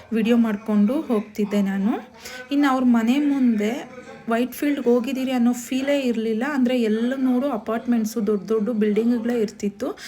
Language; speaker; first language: Kannada; non-native, local second language; Telugu